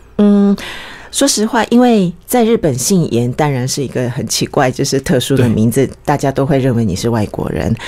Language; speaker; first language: Chinese; early bilingual, other home language; Japanese